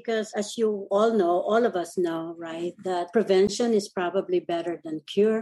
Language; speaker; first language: English; non-native, local second language; Pampanga